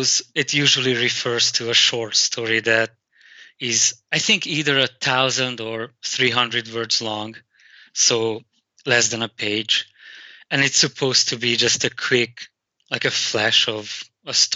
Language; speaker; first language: English; non-native, fluent; Hungarian